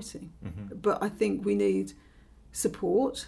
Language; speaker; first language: English; native; English